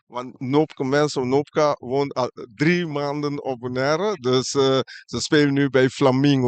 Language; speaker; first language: Dutch; non-native, local second language; Papiamento